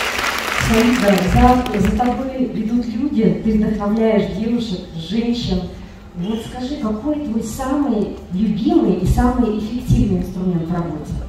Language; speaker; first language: Russian; native; Russian